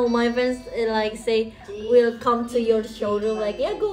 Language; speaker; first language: English; non-native, learner; Indonesian